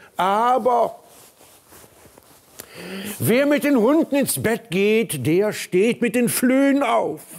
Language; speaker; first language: German; native; German